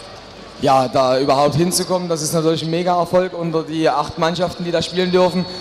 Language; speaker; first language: German; native; German